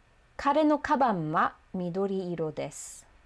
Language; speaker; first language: Japanese; non-native, fluent; English